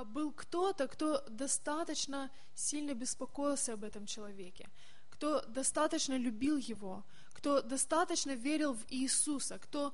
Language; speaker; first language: Russian; native; Russian